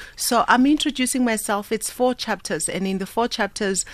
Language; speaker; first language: English; non-native, local second language; Southern Sotho